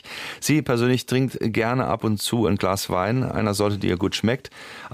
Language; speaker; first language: German; native; German